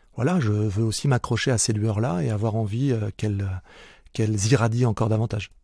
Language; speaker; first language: French; native; French